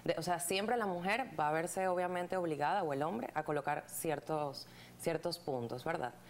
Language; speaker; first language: Spanish; native; Spanish